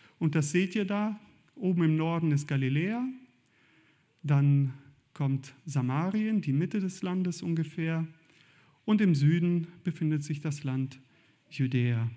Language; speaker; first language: German; native; German